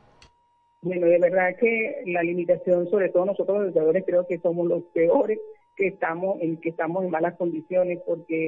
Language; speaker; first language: Spanish; native; Spanish